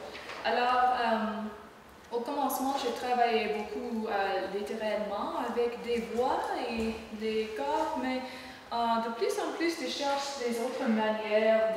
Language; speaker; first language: French; non-native, learner; English